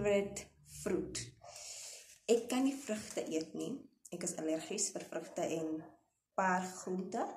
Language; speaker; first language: Afrikaans; non-native, local second language; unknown